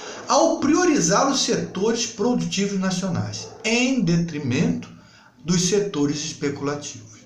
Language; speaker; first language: Portuguese; native; Portuguese